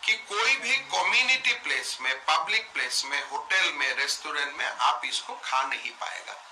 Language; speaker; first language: Hindi; non-native, local second language; Assamese